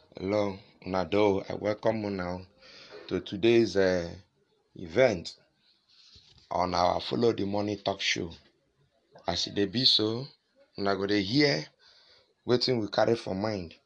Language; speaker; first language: Nigerian Pidgin; native; Nigerian Pidgin